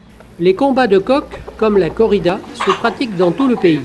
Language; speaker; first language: French; native; French